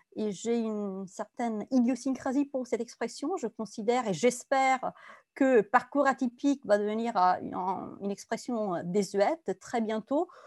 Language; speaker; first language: French; non-native, fluent; Italian